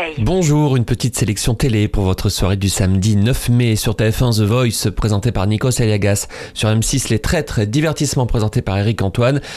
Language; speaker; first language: French; native; French